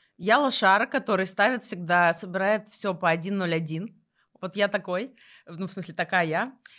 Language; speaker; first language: Russian; native; Russian